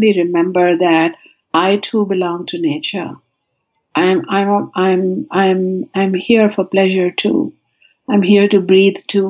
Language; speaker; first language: English; non-native, local second language; Hindi